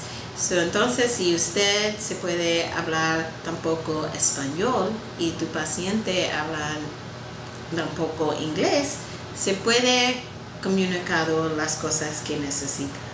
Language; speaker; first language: Spanish; non-native, learner; English